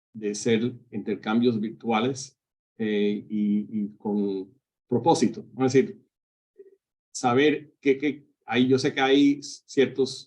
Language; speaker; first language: Spanish; early bilingual, heritage; Spanish